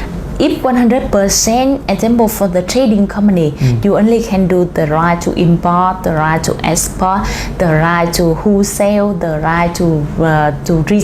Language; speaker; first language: English; non-native, learner; Vietnamese